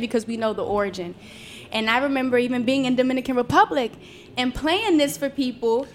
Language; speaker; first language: English; native; English